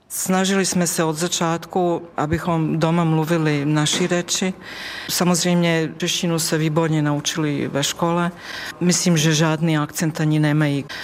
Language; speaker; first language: Czech; non-native, fluent; Serbian